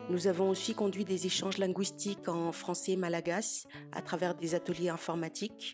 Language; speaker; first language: French; early bilingual, other home language; Malagasy